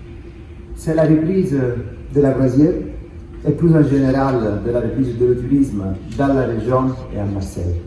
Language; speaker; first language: French; non-native, fluent; Italian